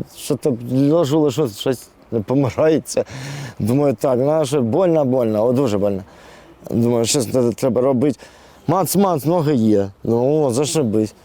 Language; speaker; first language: Ukrainian; non-native, local second language; Russian